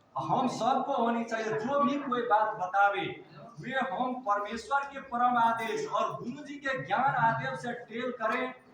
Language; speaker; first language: Hindi; non-native, fluent; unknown